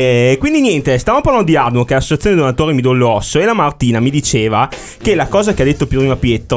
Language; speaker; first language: Italian; native; Italian